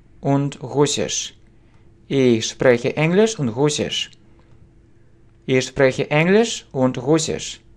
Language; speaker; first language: German; non-native, fluent; Russian